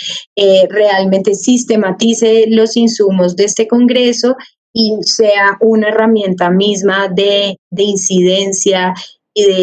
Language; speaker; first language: Spanish; native; Spanish